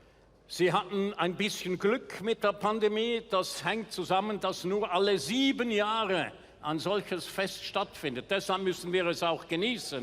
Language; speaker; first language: German; native; German